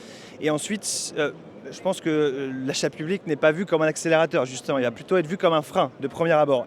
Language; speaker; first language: French; native; French